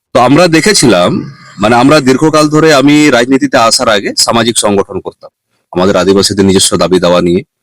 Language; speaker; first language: Bangla; non-native, local second language; Santali